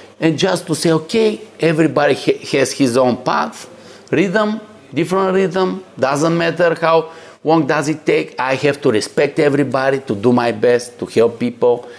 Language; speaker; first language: English; non-native, learner; Bulgarian